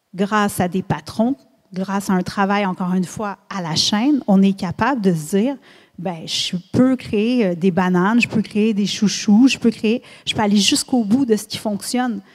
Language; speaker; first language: French; native; French